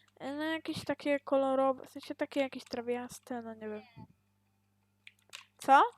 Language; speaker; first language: Polish; native; Polish